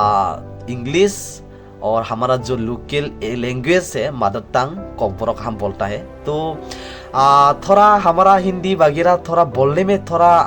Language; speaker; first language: Hindi; non-native, local second language; Kok Borok